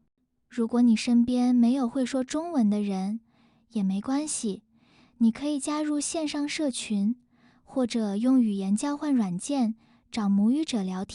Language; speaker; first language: Chinese; non-native, fluent; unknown